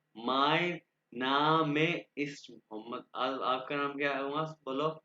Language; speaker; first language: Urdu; non-native, local second language; Punjabi